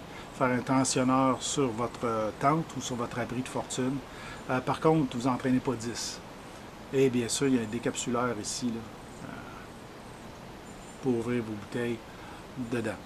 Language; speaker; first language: French; native; French